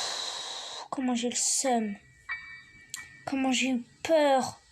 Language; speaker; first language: French; native; French